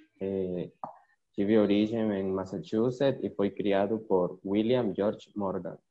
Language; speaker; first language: Portuguese; non-native, learner; Spanish